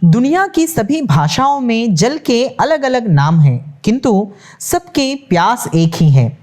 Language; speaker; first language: Hindi; non-native, local second language; Telugu